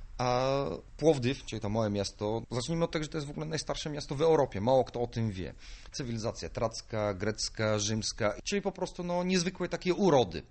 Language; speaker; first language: Polish; non-native, fluent; Bulgarian